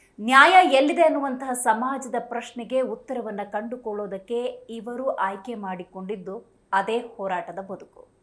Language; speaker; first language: Kannada; native; Kannada